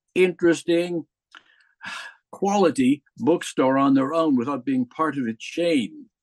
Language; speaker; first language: English; native; English